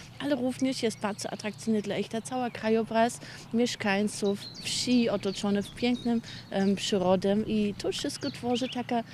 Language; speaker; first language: Polish; non-native, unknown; German